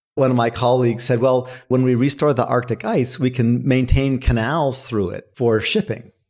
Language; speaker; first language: English; native; English